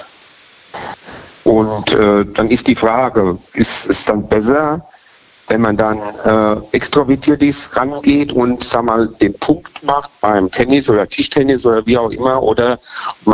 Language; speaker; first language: German; native; German